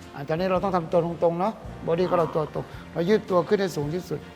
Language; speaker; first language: Thai; native; Thai